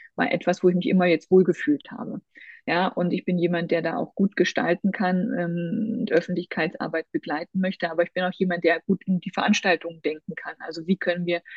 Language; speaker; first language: German; native; German